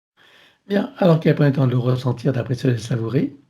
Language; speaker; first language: French; native; French